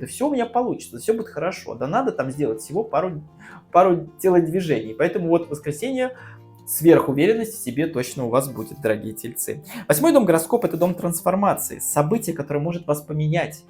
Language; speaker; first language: Russian; native; Russian